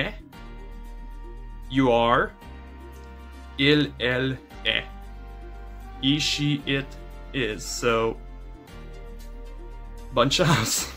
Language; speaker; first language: French; native; French